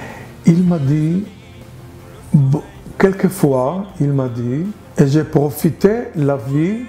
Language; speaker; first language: French; non-native, learner; Hebrew